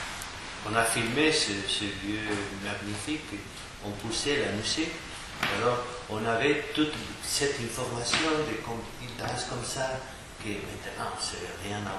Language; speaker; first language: French; non-native, fluent; Spanish